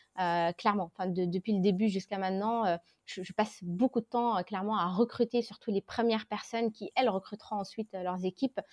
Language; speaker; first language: French; non-native, local second language; Arabic